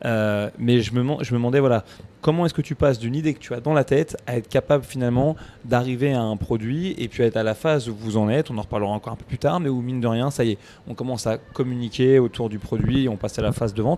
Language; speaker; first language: French; native; French